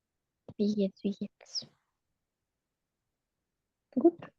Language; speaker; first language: German; non-native, fluent; Spanish